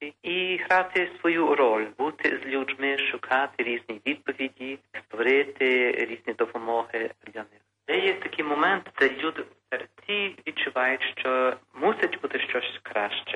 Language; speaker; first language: Ukrainian; early bilingual, heritage; Ukrainian